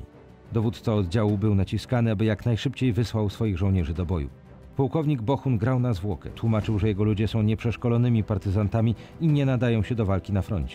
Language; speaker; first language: Polish; native; Polish